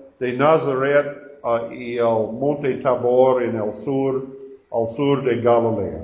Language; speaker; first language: Spanish; non-native, learner; English